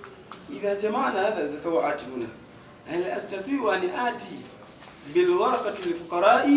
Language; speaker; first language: Arabic; non-native, learner; Ganda